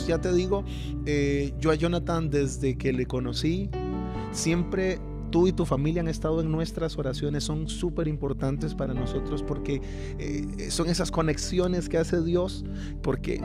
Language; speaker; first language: Spanish; native; Spanish